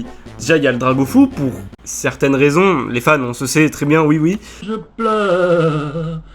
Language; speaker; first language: French; native; French